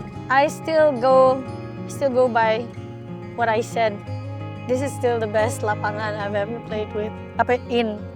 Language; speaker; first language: English; non-native, fluent; Indonesian